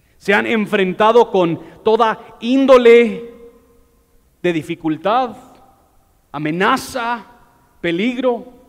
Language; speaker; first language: Spanish; non-native, fluent; English